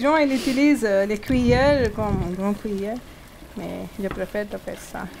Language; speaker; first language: French; non-native, learner; Hindi